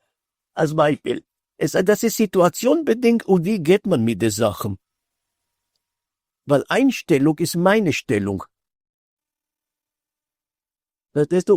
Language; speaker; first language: German; non-native, fluent; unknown